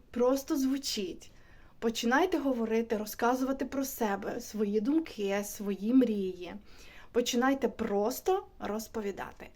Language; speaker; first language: Ukrainian; non-native, local second language; Russian